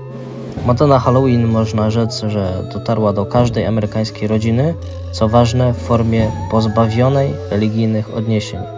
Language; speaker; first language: Polish; native; Polish